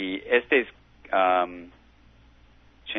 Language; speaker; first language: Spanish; non-native, learner; English